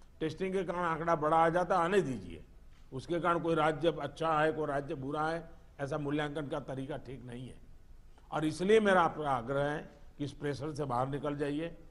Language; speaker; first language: Hindi; non-native, local second language; Gujarati